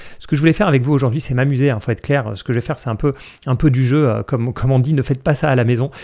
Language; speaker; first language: French; native; French